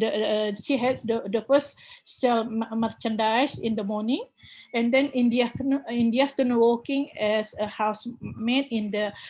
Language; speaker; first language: English; non-native, learner; Indonesian